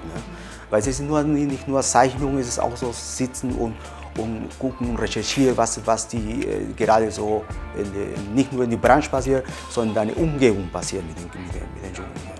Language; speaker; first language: German; non-native, fluent; Spanish